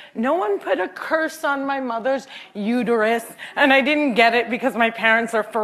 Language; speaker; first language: English; native; English